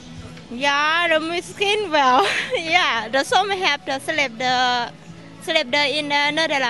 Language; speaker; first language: Dutch; non-native, learner; Thai